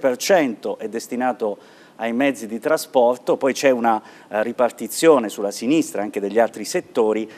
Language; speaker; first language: Italian; native; Italian